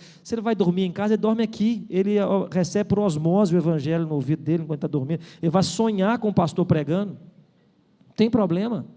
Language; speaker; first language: Portuguese; native; Portuguese